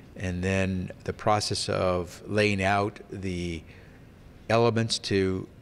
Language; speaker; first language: English; early bilingual, other home language; Spanish